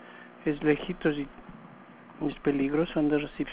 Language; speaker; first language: Spanish; native; Spanish